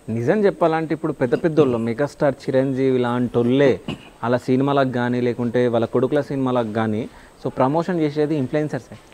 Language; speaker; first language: Telugu; native; Telugu